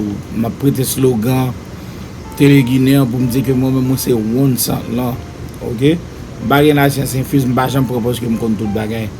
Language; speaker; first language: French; non-native, local second language; Haitian Creole